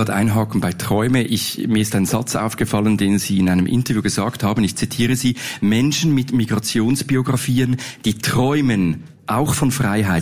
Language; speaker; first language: German; native; German